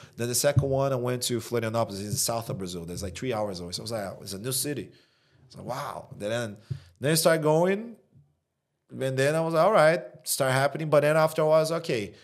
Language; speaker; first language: English; non-native, fluent; Portuguese